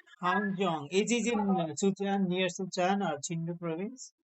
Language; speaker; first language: English; non-native, learner; Nepali